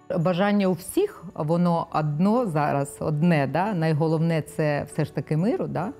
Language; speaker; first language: Ukrainian; non-native, local second language; Russian